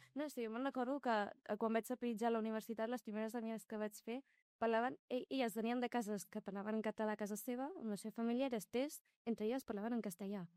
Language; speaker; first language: Catalan; non-native, local second language; Arabic